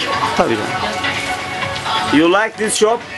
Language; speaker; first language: English; non-native, learner; Turkish